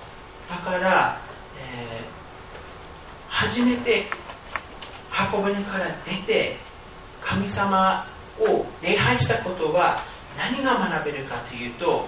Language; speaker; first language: Japanese; non-native, fluent; English